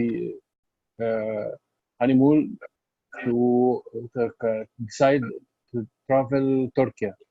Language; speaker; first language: English; non-native, learner; Arabic